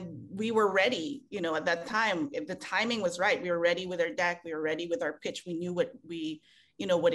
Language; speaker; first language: English; non-native, local second language; Filipino